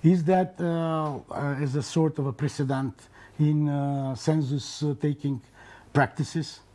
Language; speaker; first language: English; non-native, fluent; Macedonian